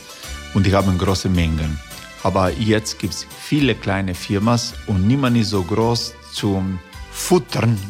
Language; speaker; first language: German; non-native, learner; Croatian